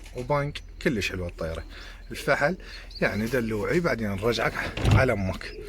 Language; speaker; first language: Arabic; native; Arabic